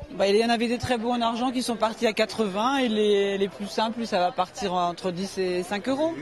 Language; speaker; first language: French; native; French